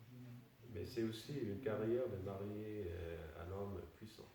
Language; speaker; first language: French; non-native, fluent; Danish